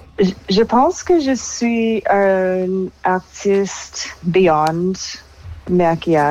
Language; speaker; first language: French; non-native, local second language; English